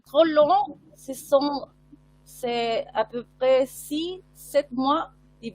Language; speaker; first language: French; non-native, fluent; Spanish